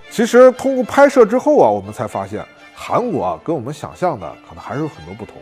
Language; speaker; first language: Chinese; native; Chinese